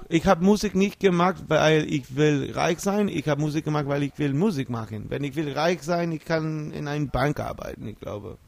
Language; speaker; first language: German; non-native, fluent; English